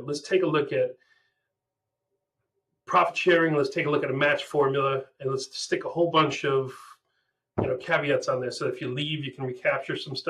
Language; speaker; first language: English; native; English